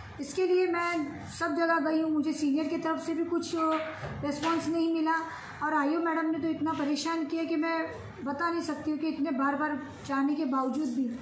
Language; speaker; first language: Hindi; native; Hindi